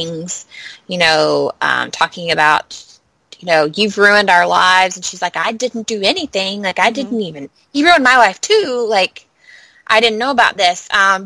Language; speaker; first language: English; native; English